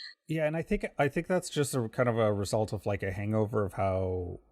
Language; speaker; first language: English; native; English